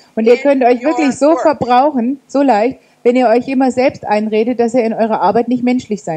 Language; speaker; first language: German; native; German